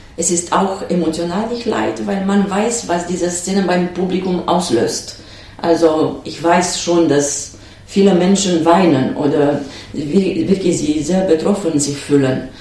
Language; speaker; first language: German; non-native, fluent; Romanian